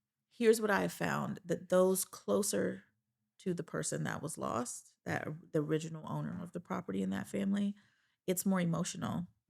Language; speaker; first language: English; native; English